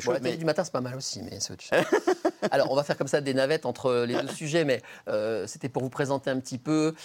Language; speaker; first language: French; native; French